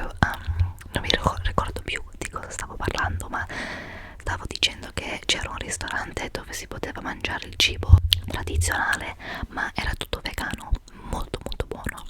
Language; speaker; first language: Italian; non-native, fluent; English